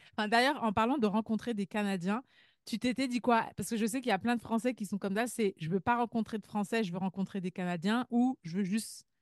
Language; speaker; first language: French; native; French